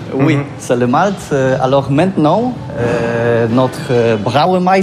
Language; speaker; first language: French; non-native, learner; Polish